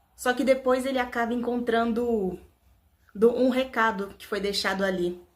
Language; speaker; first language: Portuguese; native; Portuguese